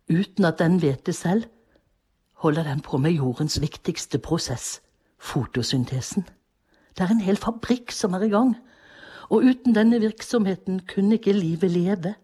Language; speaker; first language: Norwegian; early bilingual, other home language; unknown